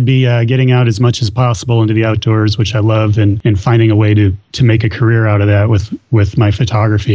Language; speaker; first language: English; native; English